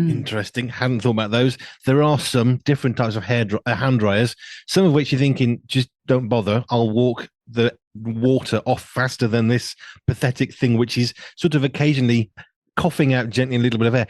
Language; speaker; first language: English; native; English